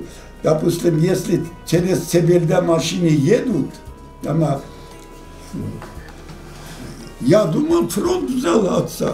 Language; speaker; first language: Russian; non-native, local second language; Abkhazian